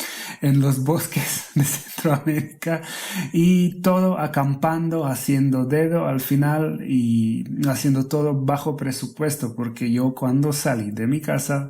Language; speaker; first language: Spanish; non-native, fluent; Hungarian